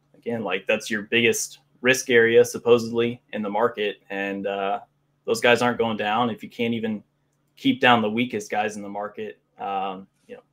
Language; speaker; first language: English; native; English